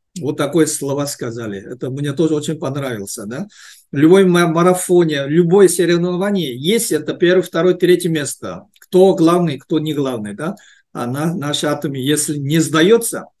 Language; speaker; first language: Russian; non-native, learner; Korean